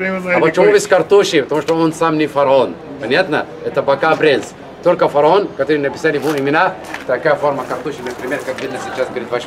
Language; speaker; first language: Russian; non-native, fluent; Arabic